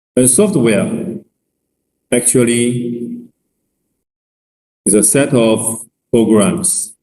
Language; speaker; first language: English; non-native, learner; Chinese